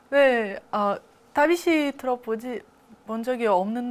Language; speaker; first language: Korean; non-native, learner; Russian